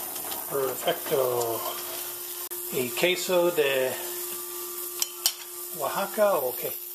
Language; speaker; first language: Spanish; non-native, learner; English